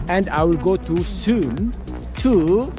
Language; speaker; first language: English; non-native, learner; Amharic